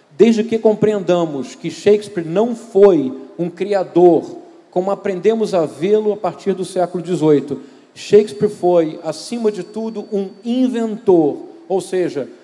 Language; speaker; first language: Portuguese; native; Portuguese